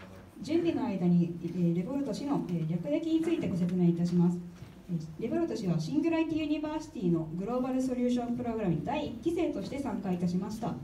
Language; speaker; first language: Japanese; native; Japanese